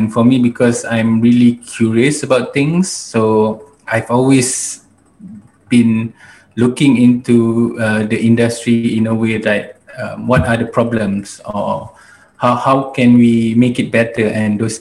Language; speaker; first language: English; non-native, local second language; Malay